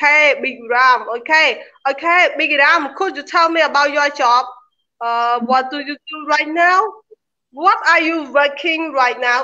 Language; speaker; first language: English; non-native, learner; Khmer